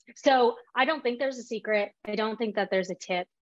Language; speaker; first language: English; native; English